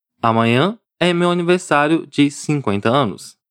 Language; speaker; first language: Portuguese; non-native, fluent; Chinese